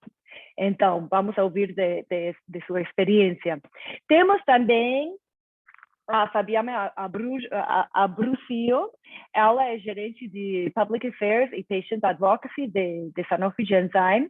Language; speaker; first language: Portuguese; non-native, fluent; Spanish